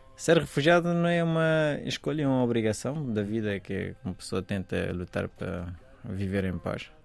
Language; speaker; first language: Portuguese; non-native, fluent; Persian